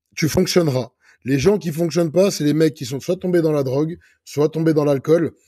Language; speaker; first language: French; native; French